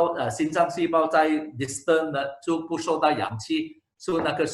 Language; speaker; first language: Chinese; non-native, local second language; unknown